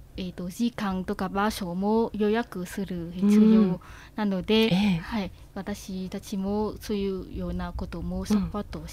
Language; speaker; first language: Japanese; non-native, fluent; Vietnamese